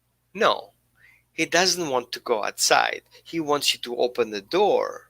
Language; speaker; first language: English; non-native, fluent; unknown